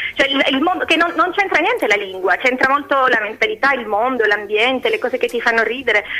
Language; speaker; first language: Italian; non-native, fluent; Albanian